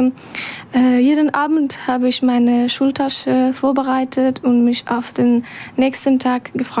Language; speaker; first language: German; non-native, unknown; Persian